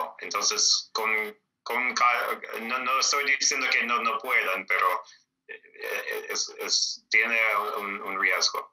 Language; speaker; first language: Spanish; non-native, fluent; English